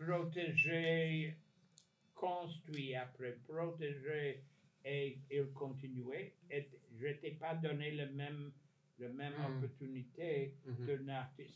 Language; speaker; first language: French; non-native, fluent; English